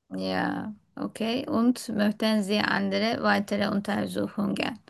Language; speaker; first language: German; non-native, fluent; Turkish